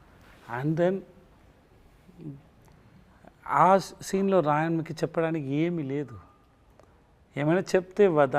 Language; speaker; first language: Telugu; non-native, learner; Tamil